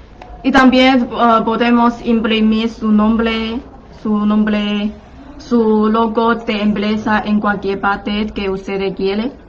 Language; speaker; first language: Spanish; non-native, fluent; Chinese